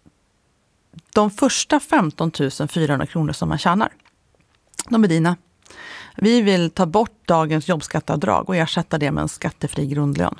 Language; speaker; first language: Swedish; native; Swedish